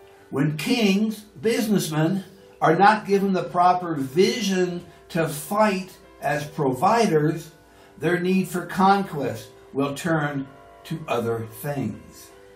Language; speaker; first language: English; native; English